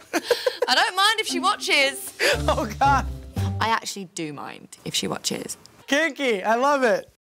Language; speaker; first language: English; native; English